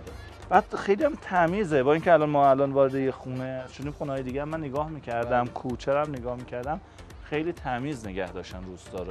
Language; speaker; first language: Persian; native; Persian